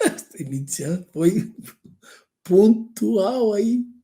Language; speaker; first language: Portuguese; native; Portuguese